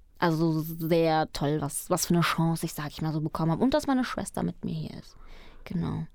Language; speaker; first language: German; early bilingual, other home language; Spanish